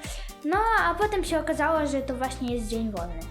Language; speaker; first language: Polish; early bilingual, other home language; Ukrainian